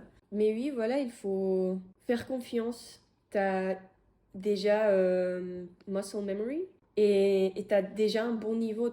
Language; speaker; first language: French; non-native, fluent; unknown